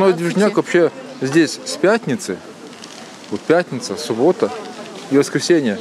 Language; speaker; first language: Russian; native; Russian